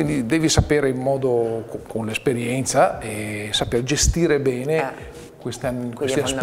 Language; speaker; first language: Italian; native; Italian